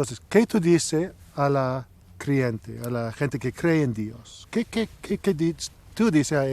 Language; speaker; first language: Spanish; non-native, learner; English